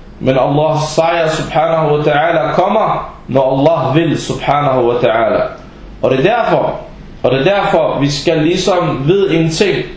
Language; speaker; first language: Danish; early bilingual, other home language; Arabic